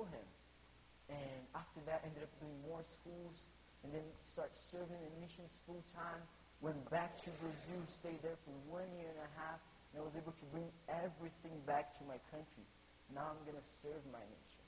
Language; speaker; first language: English; non-native, fluent; Portuguese